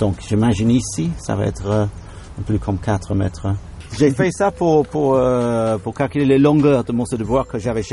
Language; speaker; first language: French; non-native, fluent; English